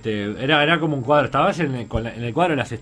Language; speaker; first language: Spanish; native; Spanish